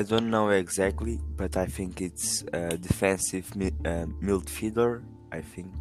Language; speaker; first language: English; non-native, learner; Portuguese